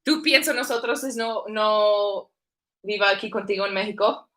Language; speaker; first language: Spanish; non-native, learner; English